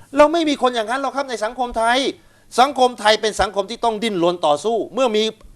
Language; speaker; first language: Thai; native; Thai